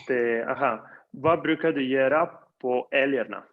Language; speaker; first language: Swedish; non-native, fluent; Spanish